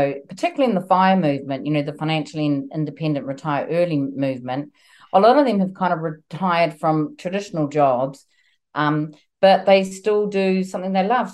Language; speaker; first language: English; native; English